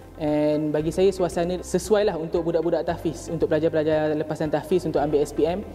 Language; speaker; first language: Malay; native; Malay